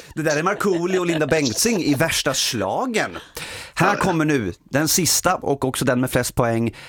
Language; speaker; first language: Swedish; native; Swedish